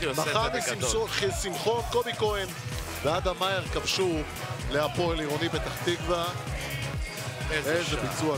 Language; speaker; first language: Hebrew; native; Hebrew